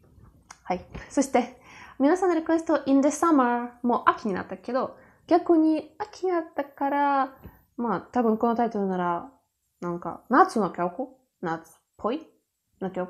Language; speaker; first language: Japanese; non-native, learner; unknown